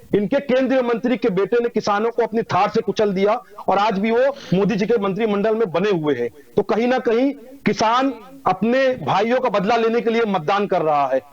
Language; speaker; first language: Hindi; native; Hindi